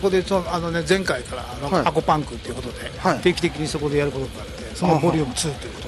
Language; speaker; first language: Japanese; native; Japanese